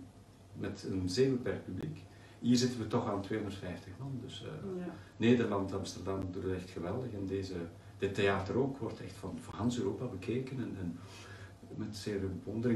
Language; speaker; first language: Dutch; native; Dutch